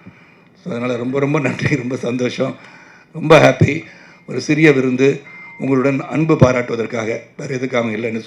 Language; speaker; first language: Tamil; native; Tamil